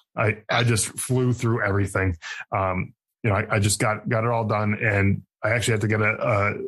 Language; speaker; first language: English; native; English